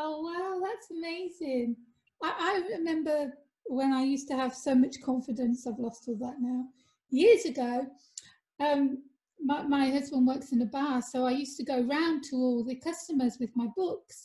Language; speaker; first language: English; native; English